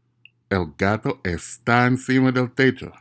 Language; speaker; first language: Spanish; non-native, fluent; English